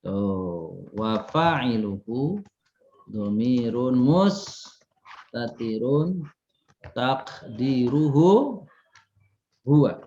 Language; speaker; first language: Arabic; non-native, fluent; Indonesian